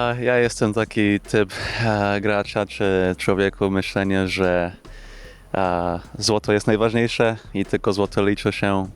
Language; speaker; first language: Polish; early bilingual, heritage; English